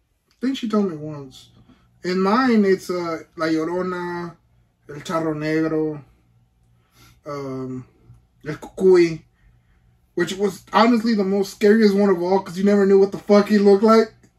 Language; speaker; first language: English; early bilingual, other home language; Spanish